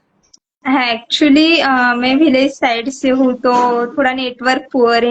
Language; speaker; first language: Hindi; native; Hindi